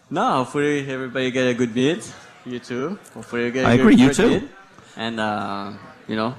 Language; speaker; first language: English; non-native, fluent; French